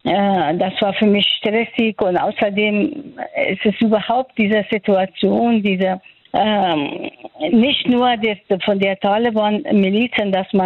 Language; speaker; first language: German; non-native, fluent; Persian